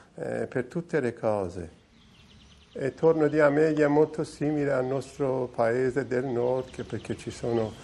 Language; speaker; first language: Italian; non-native, fluent; Persian